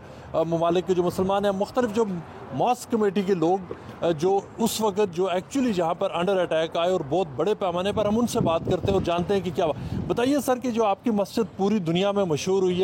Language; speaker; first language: Urdu; native; Urdu